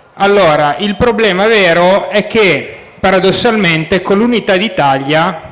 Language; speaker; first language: Italian; native; Italian